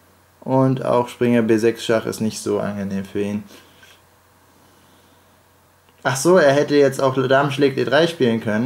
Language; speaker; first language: German; native; German